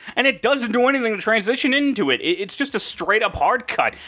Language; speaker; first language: English; native; English